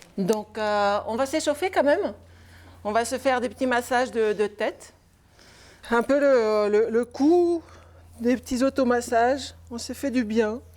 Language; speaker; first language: French; non-native, fluent; Estonian